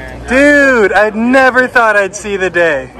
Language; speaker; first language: English; native; English